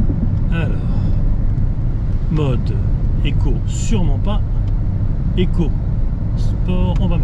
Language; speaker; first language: French; native; French